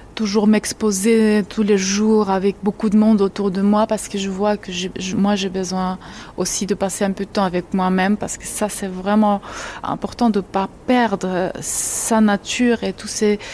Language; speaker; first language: French; non-native, fluent; Georgian